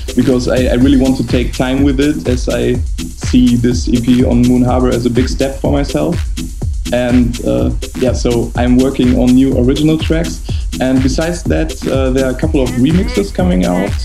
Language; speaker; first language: English; non-native, fluent; German